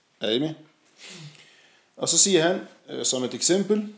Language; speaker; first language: Danish; non-native, fluent; Arabic